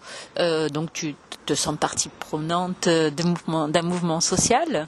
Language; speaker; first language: French; native; French